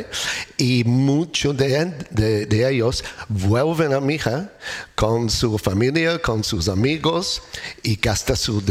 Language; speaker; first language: Spanish; non-native, learner; English